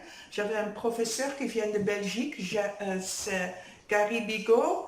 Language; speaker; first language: French; non-native, fluent; Dutch